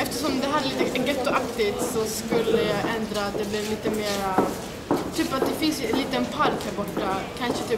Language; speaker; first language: Swedish; early bilingual, other home language; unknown